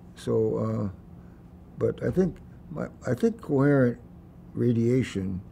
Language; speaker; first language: English; native; English